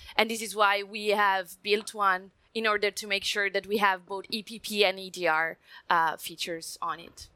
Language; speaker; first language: English; non-native, fluent; Italian